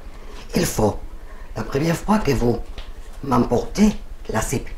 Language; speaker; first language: French; non-native, learner; Spanish